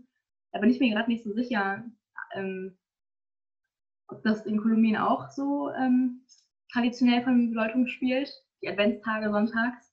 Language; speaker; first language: German; native; German